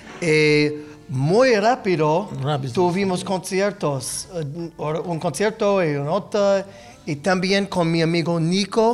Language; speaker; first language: Spanish; non-native, learner; English